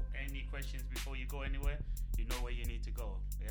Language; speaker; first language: English; non-native, local second language; Akan